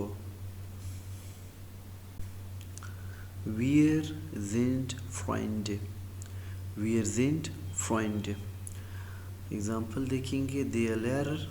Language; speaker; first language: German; non-native, learner; Urdu